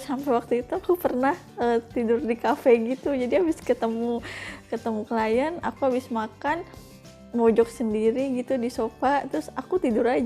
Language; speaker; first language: Indonesian; native; Indonesian